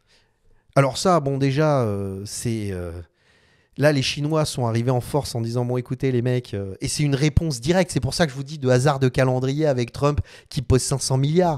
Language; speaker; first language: French; native; French